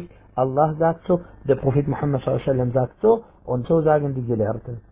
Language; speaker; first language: German; non-native, fluent; Arabic